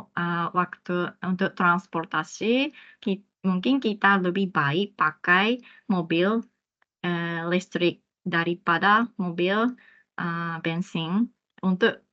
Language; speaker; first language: Indonesian; non-native, fluent; Japanese